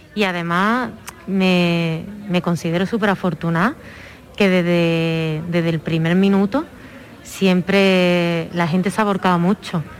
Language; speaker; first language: Spanish; native; Spanish